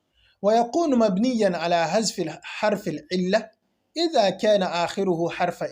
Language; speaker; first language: Arabic; non-native, fluent; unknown